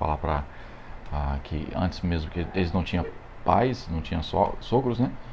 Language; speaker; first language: Portuguese; non-native, fluent; English